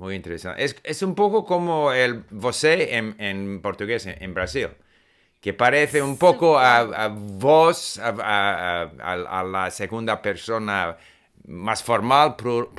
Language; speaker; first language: Spanish; non-native, fluent; English